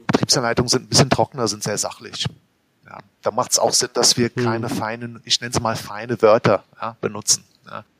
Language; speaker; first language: German; native; German